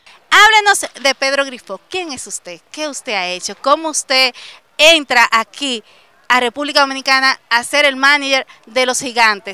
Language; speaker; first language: Spanish; native; Spanish